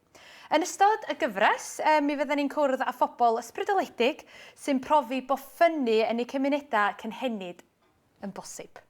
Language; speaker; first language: Welsh; native; Welsh